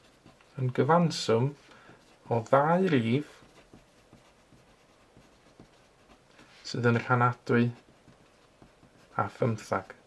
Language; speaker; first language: Welsh; native; Welsh